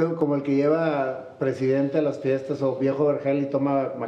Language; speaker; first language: Spanish; native; Spanish